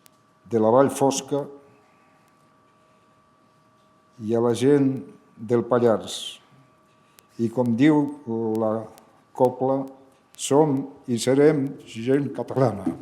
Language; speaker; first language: Catalan; early bilingual, heritage; Catalan